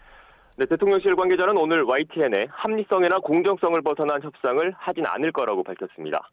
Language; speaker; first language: Korean; native; Korean